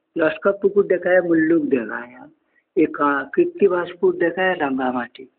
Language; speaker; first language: Hindi; non-native, local second language; Bangla